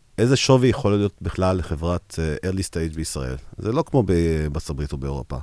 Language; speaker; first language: Hebrew; early bilingual, heritage; Hebrew